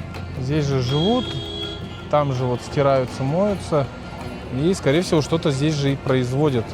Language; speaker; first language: Russian; native; Russian